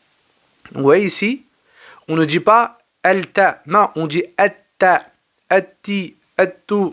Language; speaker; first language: French; native; French